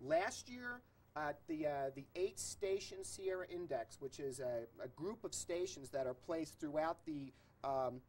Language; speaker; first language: English; native; English